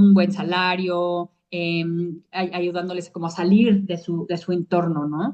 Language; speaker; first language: Spanish; native; Spanish